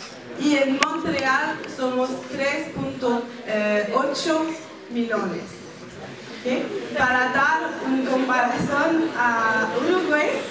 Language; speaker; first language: Spanish; non-native, learner; French